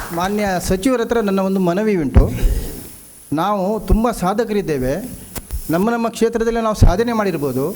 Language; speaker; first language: Kannada; non-native, local second language; Konkani